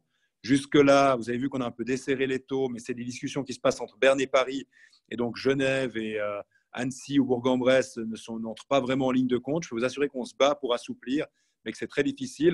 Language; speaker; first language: French; native; French